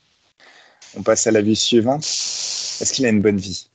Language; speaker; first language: French; native; French